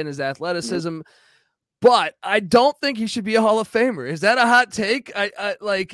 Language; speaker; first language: English; native; English